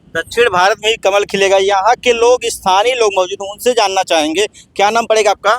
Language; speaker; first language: Hindi; native; Hindi